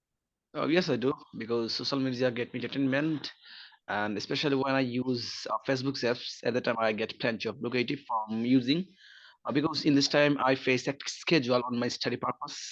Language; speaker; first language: English; non-native, learner; Bangla